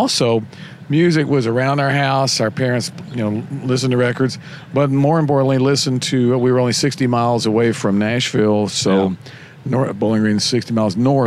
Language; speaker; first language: English; native; English